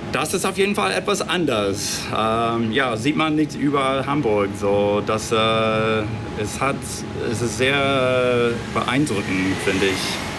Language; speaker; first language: German; non-native, learner; English